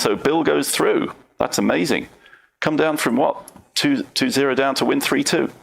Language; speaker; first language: English; native; English